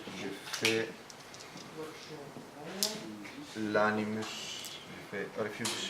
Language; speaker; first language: French; non-native, learner; Italian